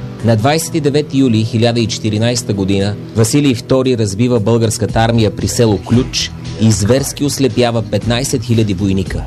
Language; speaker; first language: Bulgarian; native; Bulgarian